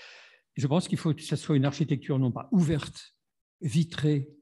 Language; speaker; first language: French; native; French